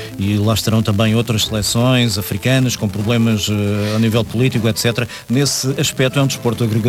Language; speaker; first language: Portuguese; native; Portuguese